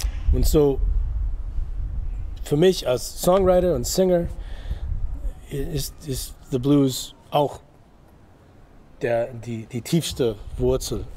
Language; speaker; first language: German; non-native, fluent; English